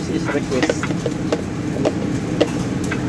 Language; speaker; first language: English; non-native, local second language; Filipino